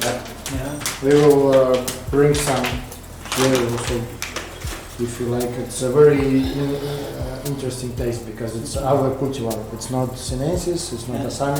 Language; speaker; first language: English; non-native, learner; Russian